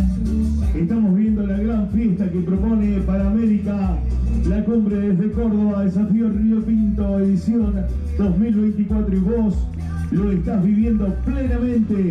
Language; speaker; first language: Spanish; native; Spanish